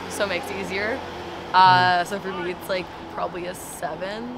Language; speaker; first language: English; native; English